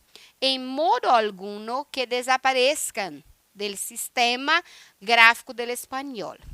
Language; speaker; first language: Spanish; non-native, fluent; Portuguese